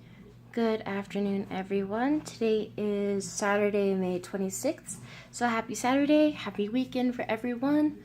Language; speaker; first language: English; native; English